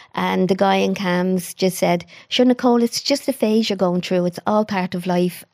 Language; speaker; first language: English; native; English